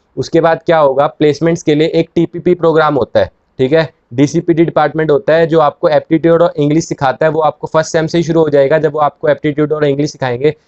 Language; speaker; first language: Hindi; native; Hindi